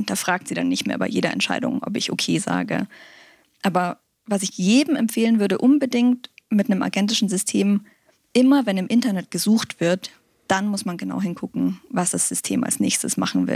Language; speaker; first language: German; native; German